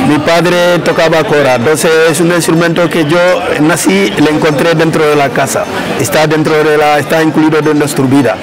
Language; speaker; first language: Spanish; non-native, fluent; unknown